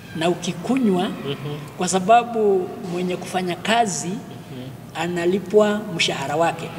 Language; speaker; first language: Swahili; non-native, local second language; Kikuyu